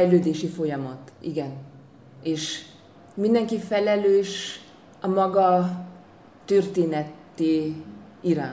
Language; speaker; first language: Hungarian; non-native, fluent; German